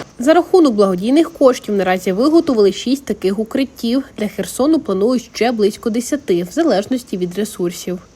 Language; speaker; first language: Ukrainian; native; Ukrainian